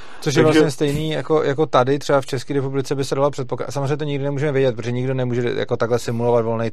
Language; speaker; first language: Czech; native; Czech